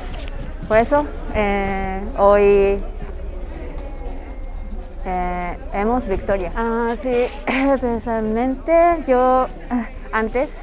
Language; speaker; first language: Spanish; non-native, learner; Japanese